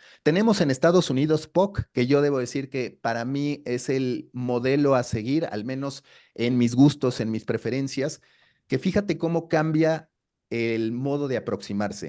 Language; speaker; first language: Spanish; native; Spanish